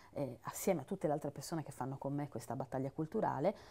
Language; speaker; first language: Italian; native; Italian